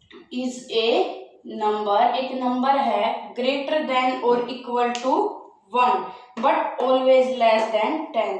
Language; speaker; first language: Hindi; native; Hindi